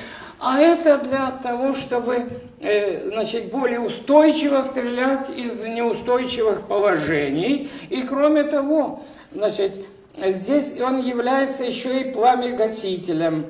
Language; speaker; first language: Russian; native; Russian